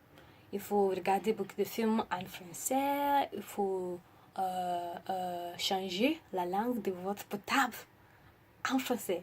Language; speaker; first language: French; non-native, learner; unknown